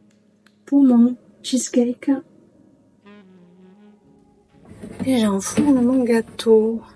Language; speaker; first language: French; native; French